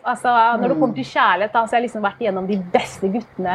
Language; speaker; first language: Norwegian; early bilingual, heritage; Norwegian